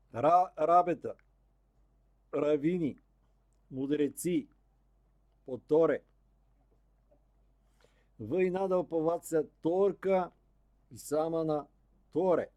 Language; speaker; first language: Russian; non-native, learner; Bulgarian